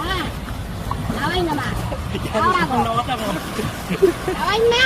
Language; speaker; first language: Korean; native; Korean